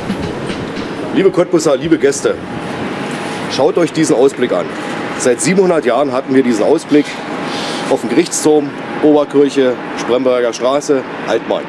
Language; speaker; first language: German; native; German